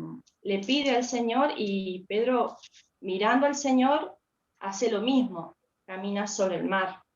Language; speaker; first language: Spanish; native; Spanish